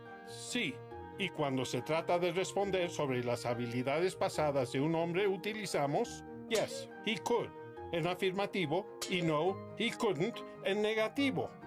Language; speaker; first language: Spanish; native; Spanish